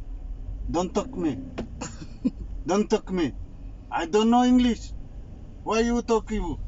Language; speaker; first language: English; non-native, learner; Arabic